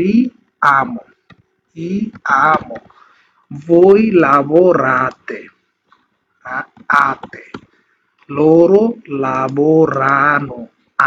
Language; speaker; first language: Italian; non-native, fluent; Bangla